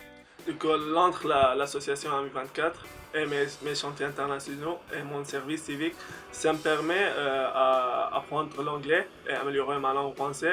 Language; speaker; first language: French; non-native, fluent; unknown